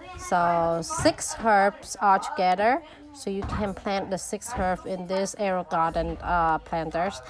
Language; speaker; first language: English; non-native, fluent; Vietnamese